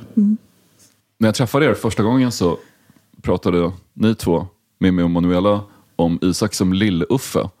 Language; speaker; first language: Swedish; native; Swedish